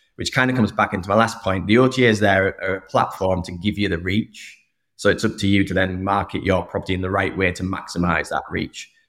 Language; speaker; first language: English; native; English